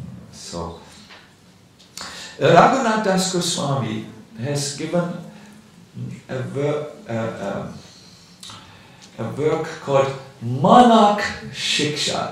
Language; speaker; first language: English; non-native, fluent; German